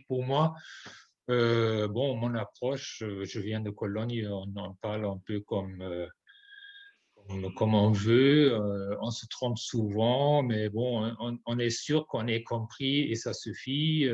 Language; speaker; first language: French; non-native, fluent; German